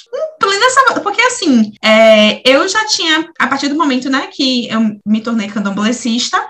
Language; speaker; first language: Portuguese; native; Portuguese